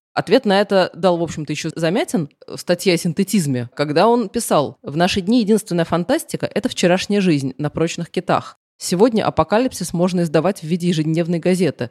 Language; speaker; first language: Russian; native; Russian